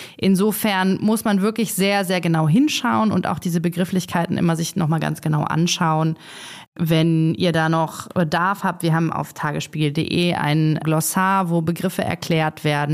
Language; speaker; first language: German; native; German